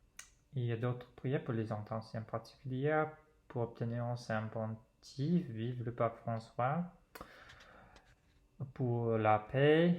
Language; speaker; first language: French; non-native, fluent; English